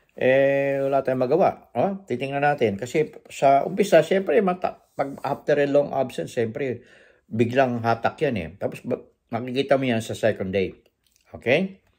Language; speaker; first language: Filipino; native; Filipino